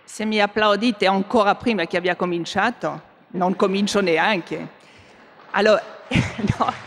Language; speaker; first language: Italian; non-native, fluent; French